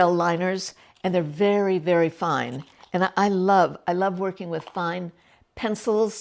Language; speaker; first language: English; native; English